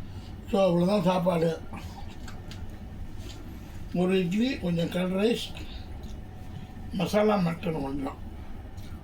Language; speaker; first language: Tamil; native; Tamil